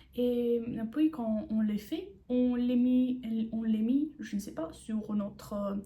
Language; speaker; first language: French; non-native, learner; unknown